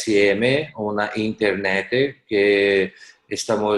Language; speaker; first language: Portuguese; non-native, learner; Spanish